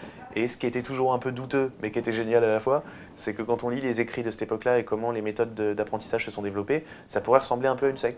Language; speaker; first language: French; native; French